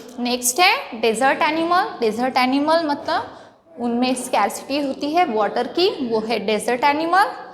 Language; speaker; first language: Hindi; non-native, local second language; Marathi